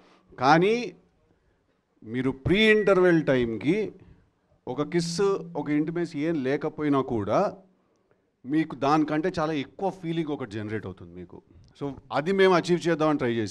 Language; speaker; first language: Telugu; native; Telugu